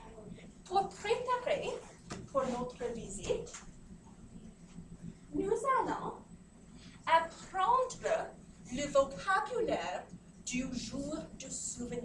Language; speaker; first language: French; non-native, fluent; English